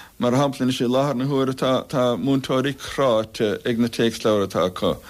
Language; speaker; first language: Irish; native; Irish